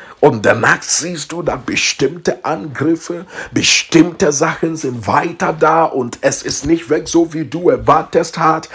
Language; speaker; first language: German; non-native, learner; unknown